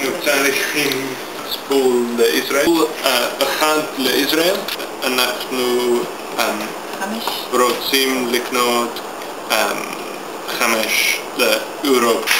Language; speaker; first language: Hebrew; non-native, learner; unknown